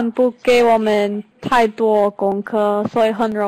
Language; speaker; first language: Chinese; non-native, learner; English